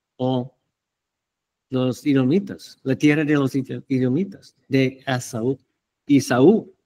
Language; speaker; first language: Spanish; non-native, fluent; English